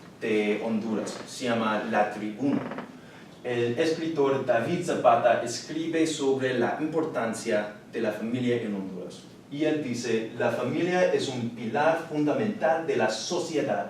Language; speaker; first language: Spanish; non-native, learner; English